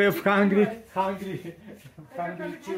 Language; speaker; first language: English; non-native, learner; Russian